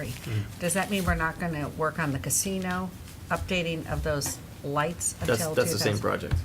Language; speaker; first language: English; native; English